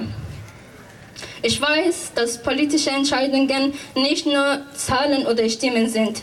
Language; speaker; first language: German; non-native, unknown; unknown